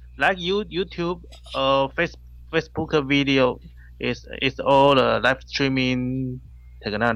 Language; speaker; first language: English; non-native, learner; Chinese